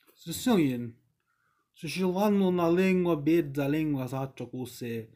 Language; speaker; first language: Italian; non-native, learner; English